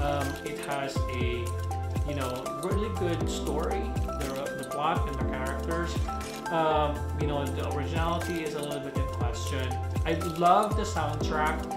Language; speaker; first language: English; non-native, local second language; Filipino